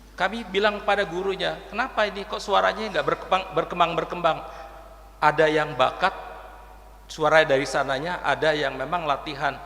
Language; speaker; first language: Indonesian; native; Indonesian